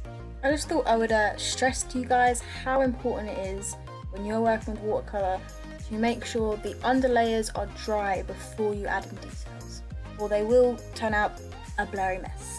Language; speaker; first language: English; native; English